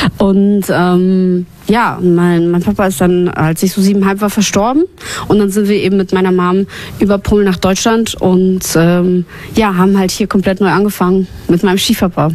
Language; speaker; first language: German; early bilingual, other home language; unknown